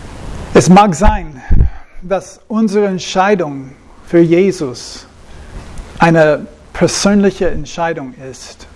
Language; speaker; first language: German; non-native, fluent; English